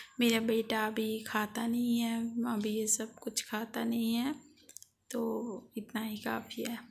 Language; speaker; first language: Hindi; non-native, local second language; Bangla